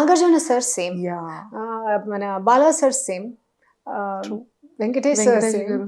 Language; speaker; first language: Telugu; non-native, learner; Hindi